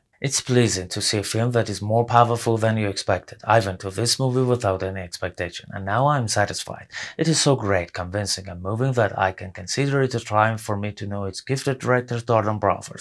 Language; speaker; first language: English; non-native, fluent; Persian